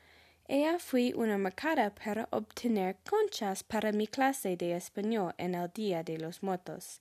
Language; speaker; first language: Spanish; non-native, learner; English